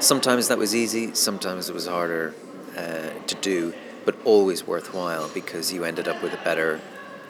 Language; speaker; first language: English; native; English